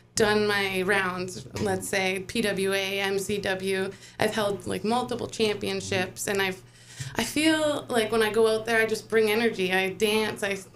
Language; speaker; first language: English; native; English